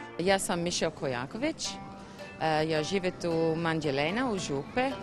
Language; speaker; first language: Croatian; non-native, learner; English